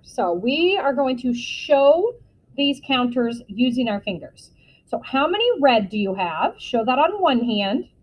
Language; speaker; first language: English; native; English